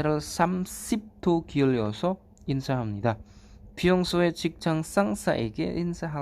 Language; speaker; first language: Korean; non-native, fluent; Indonesian